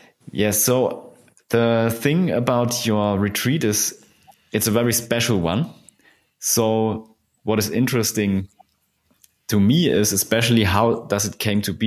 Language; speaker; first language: English; non-native, fluent; German